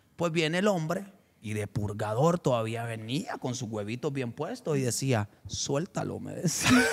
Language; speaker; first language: Spanish; native; Spanish